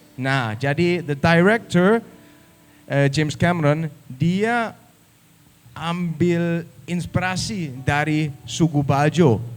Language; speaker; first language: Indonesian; non-native, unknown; Danish